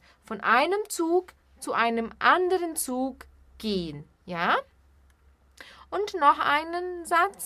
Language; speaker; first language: German; non-native, fluent; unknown